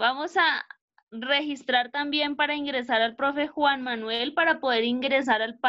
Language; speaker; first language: Spanish; native; Spanish